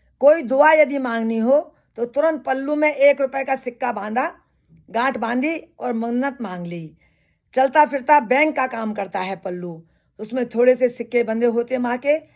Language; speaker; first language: Hindi; native; Hindi